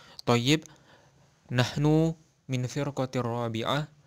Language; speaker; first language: Arabic; non-native, learner; Indonesian